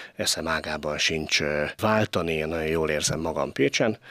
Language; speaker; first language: Hungarian; native; Hungarian